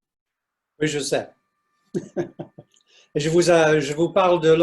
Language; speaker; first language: French; non-native, fluent; English